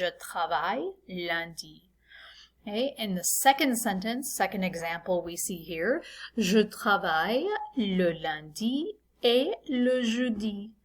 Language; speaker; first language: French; non-native, fluent; English